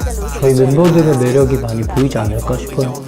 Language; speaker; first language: Korean; native; Korean